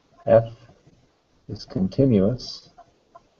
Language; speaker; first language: English; native; English